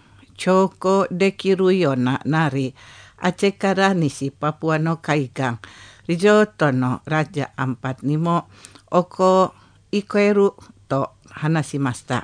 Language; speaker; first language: Japanese; non-native, fluent; Indonesian